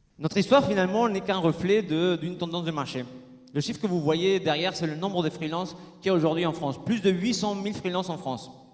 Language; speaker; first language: French; non-native, fluent; Spanish